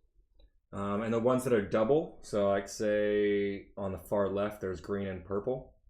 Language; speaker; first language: English; native; English